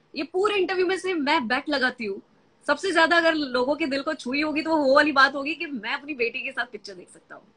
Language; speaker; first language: Hindi; non-native, local second language; Gujarati